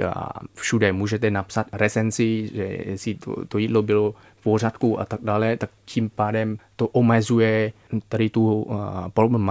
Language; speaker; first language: Czech; non-native, fluent; Vietnamese